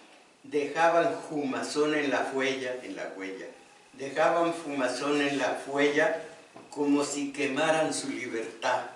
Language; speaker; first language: Spanish; native; Spanish